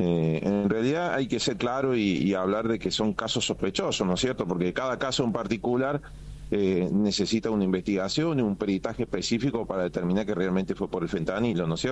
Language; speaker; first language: Spanish; native; Spanish